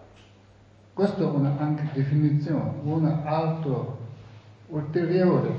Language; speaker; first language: Italian; non-native, fluent; Tibetan